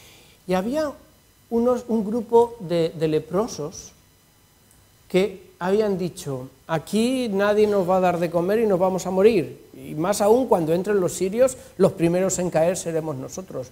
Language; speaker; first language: Spanish; native; Spanish